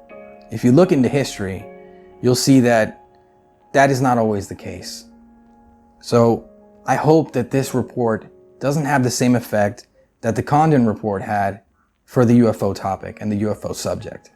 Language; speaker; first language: English; native; English